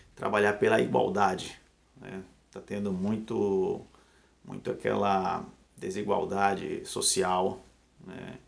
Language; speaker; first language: Portuguese; native; Portuguese